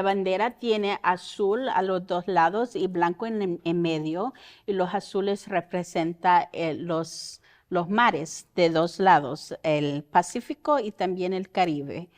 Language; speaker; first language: Spanish; early bilingual, heritage; Spanish